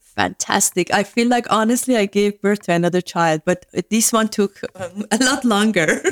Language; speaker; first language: English; non-native, fluent; Persian